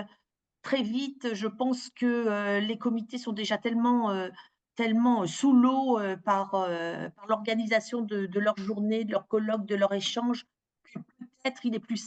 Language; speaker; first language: French; native; French